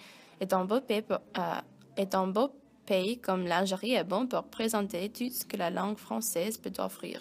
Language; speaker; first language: French; non-native, learner; English